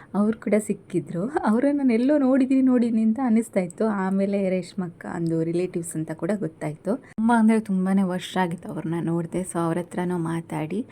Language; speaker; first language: Kannada; native; Kannada